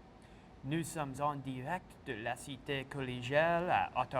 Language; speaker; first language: French; non-native, local second language; English